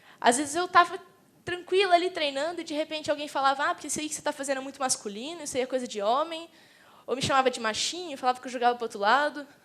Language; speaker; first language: Portuguese; native; Portuguese